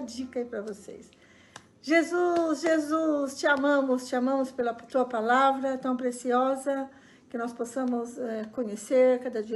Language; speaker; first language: Portuguese; native; Portuguese